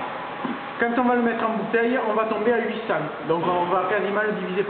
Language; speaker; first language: French; native; French